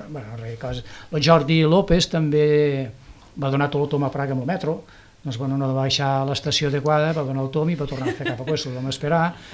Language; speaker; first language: Catalan; native; Catalan